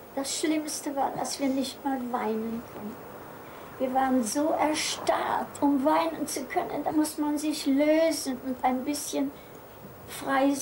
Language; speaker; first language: German; native; German